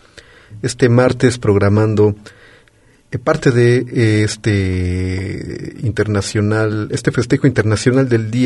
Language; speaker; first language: Spanish; native; Spanish